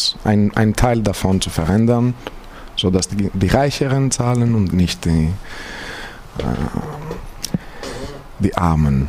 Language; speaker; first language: German; non-native, fluent; Greek